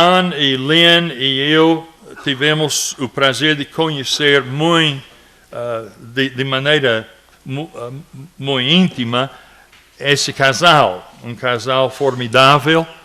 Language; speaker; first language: Portuguese; non-native, fluent; English